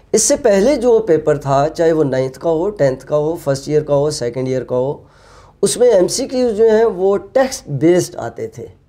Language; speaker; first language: Urdu; non-native, local second language; Punjabi